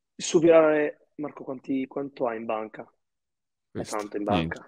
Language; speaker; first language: Italian; early bilingual, other home language; Arabic